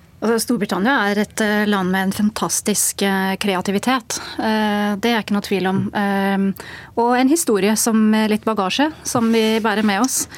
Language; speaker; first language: Norwegian; non-native, fluent; English